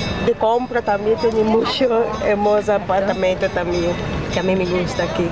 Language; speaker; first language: Spanish; non-native, learner; Italian